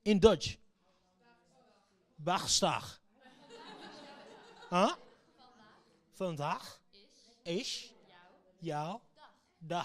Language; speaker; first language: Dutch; non-native, learner; English